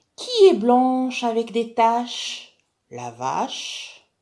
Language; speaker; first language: French; non-native, local second language; Arabic